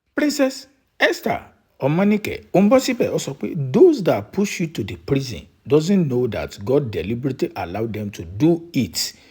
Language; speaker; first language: English; non-native, local second language; Yoruba